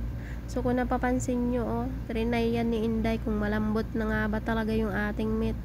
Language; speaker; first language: Filipino; native; Filipino